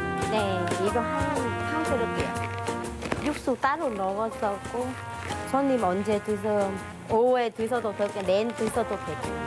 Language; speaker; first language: Korean; non-native, learner; Vietnamese